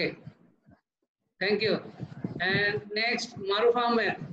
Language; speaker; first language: English; non-native, learner; Bangla